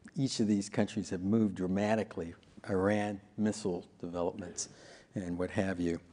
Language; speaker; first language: English; native; English